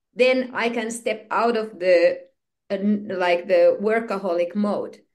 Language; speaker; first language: English; non-native, fluent; Finnish